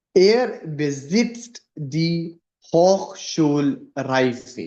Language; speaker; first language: German; non-native, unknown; Hindi